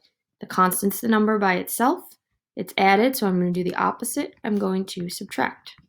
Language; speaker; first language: English; native; English